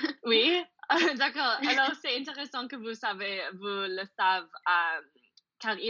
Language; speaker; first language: French; non-native, learner; English